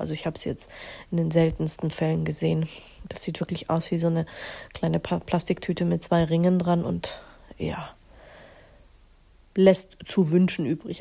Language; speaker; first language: German; native; German